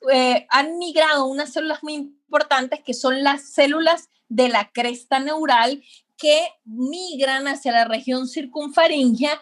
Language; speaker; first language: Spanish; native; Spanish